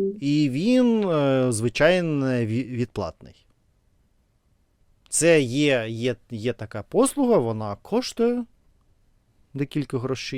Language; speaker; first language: Ukrainian; non-native, learner; Russian